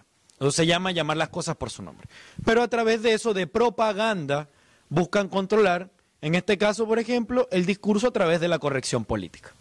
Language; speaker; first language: Spanish; native; Spanish